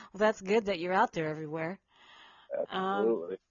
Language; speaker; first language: English; native; English